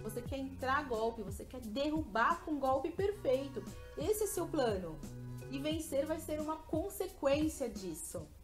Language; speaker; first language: Portuguese; native; Portuguese